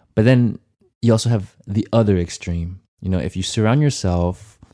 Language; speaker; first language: English; non-native, fluent; Portuguese